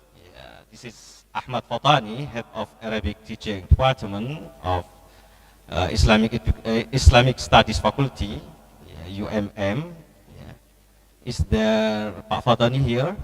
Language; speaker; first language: English; non-native, learner; Indonesian